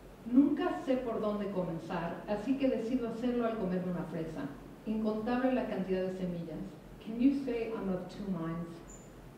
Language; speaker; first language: Spanish; native; Spanish